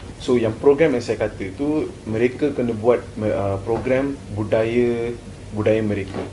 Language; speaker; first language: Malay; non-native, local second language; Tamil